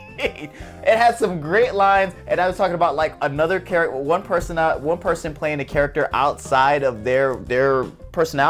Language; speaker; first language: English; native; English